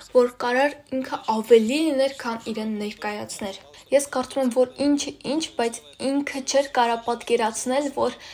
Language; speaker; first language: Armenian; non-native, local second language; Russian